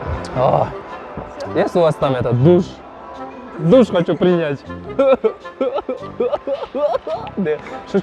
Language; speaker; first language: Russian; non-native, local second language; Kazakh